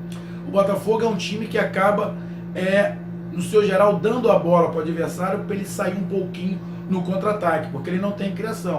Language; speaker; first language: Portuguese; native; Portuguese